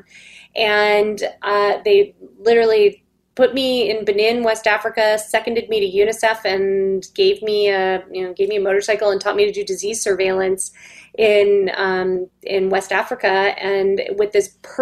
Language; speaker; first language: English; native; English